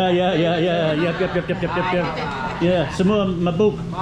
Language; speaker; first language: Indonesian; non-native, learner; English